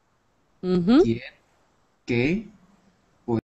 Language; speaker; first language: Spanish; non-native, learner; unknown